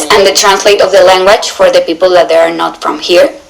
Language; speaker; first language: English; non-native, learner; Spanish